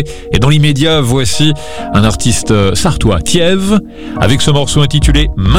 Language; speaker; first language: French; native; French